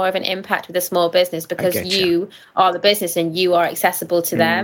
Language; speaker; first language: English; native; English